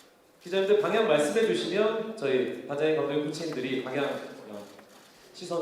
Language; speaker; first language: Korean; native; Korean